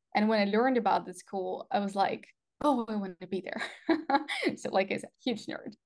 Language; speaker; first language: English; non-native, fluent; Russian